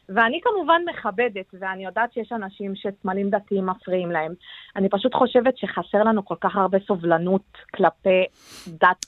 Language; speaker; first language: Hebrew; non-native, local second language; Arabic